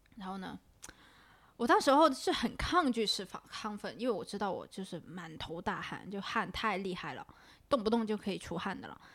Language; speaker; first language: Chinese; non-native, local second language; Cantonese